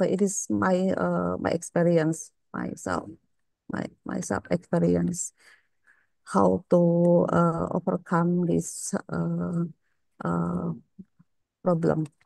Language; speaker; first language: English; non-native, learner; Indonesian